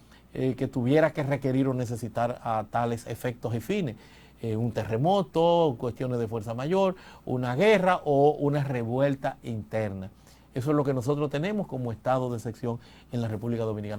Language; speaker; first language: Spanish; native; Spanish